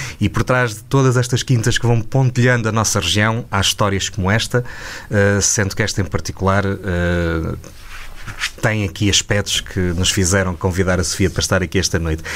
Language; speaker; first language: Portuguese; native; Portuguese